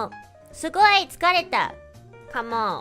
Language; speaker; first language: Japanese; non-native, learner; English